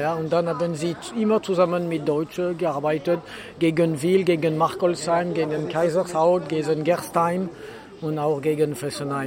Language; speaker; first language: German; non-native, learner; French